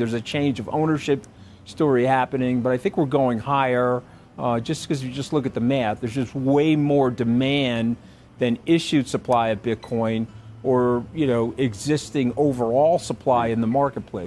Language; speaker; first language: English; native; English